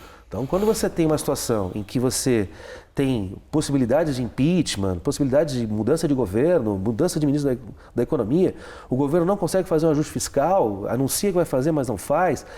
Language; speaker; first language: Portuguese; native; Portuguese